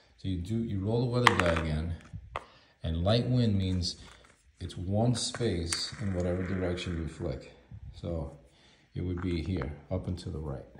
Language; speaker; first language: English; native; English